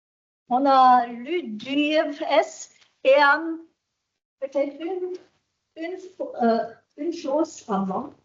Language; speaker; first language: French; non-native, fluent; German